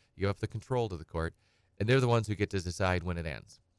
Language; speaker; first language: English; native; English